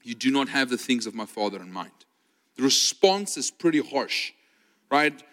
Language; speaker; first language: English; non-native, local second language; Afrikaans